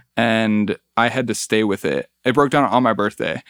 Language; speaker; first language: English; early bilingual, other home language; Spanish